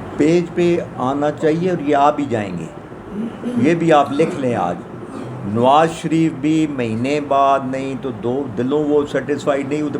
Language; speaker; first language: Urdu; non-native, local second language; Punjabi